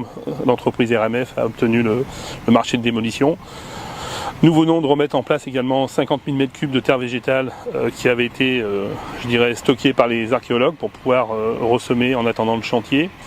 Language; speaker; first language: French; native; French